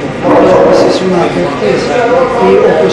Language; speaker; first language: Greek; early bilingual, heritage; English